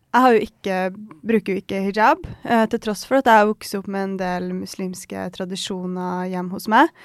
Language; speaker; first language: Norwegian; early bilingual, other home language; Persian